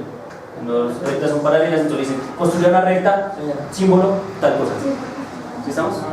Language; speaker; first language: Spanish; native; Spanish